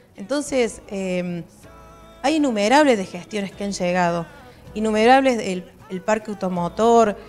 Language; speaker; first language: Spanish; native; Spanish